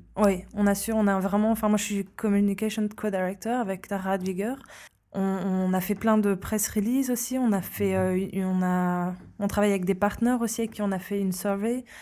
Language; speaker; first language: French; native; French